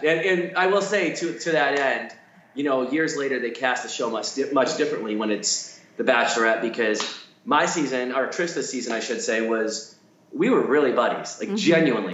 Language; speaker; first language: English; native; English